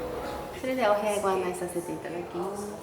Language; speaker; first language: Japanese; native; Japanese